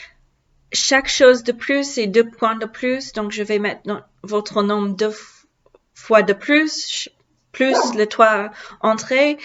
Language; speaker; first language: French; non-native, learner; English